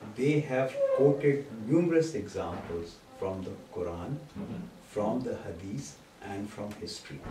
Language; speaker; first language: English; non-native, local second language; Urdu